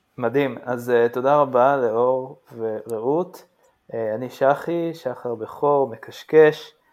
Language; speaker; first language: Hebrew; native; Hebrew